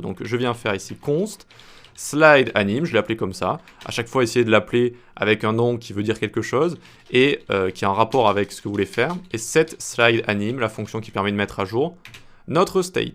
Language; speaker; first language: French; native; French